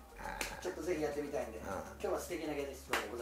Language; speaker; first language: Japanese; native; Japanese